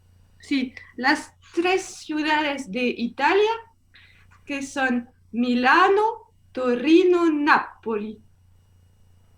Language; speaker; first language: Spanish; non-native, learner; French